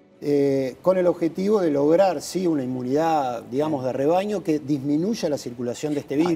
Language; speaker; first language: Spanish; native; Spanish